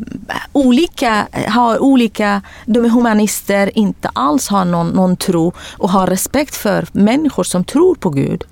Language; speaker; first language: Swedish; non-native, fluent; Kurdish